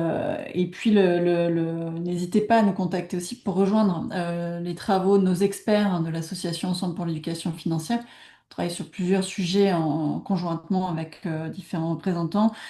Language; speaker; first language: French; native; French